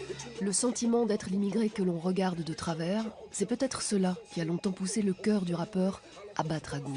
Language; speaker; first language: French; native; French